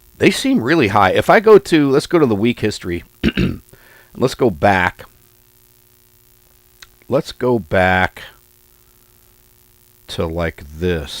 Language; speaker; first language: English; native; English